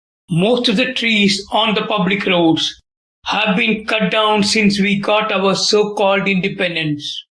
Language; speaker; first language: English; non-native, local second language; Malayalam